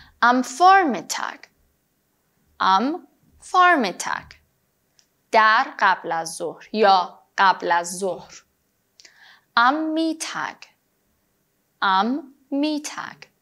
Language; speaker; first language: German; non-native, fluent; Persian